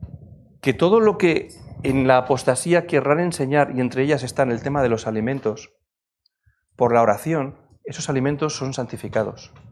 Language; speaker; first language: Spanish; native; Spanish